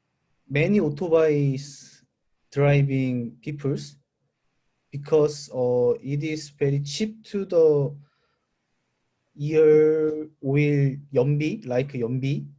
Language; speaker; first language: English; non-native, learner; Korean